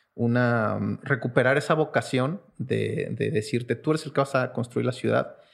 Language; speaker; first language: Spanish; native; Spanish